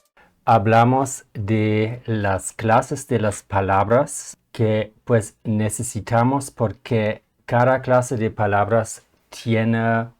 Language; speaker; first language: Spanish; non-native, fluent; German